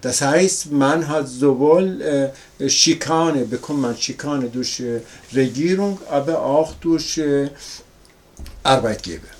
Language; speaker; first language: German; non-native, learner; Persian